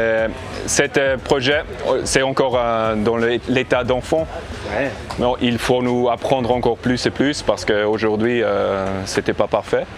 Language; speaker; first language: French; non-native, learner; English